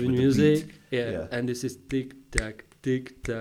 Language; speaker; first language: English; non-native, learner; Czech